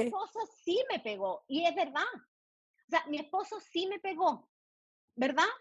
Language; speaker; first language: Spanish; early bilingual, heritage; Spanish